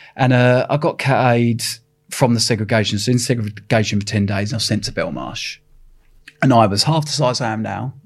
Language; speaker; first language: English; native; English